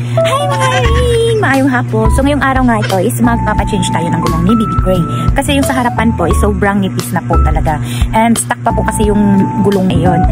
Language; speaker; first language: Filipino; non-native, local second language; Cebuano